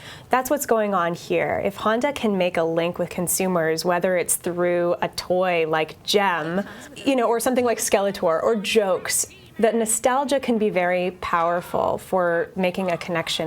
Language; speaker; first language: English; native; English